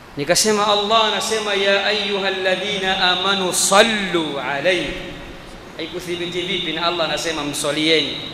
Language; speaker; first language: Swahili; native; Swahili